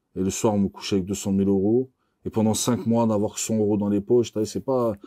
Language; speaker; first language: French; native; French